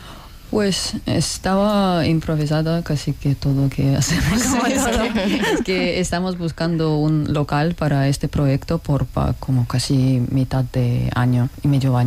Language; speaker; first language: Spanish; non-native, learner; Russian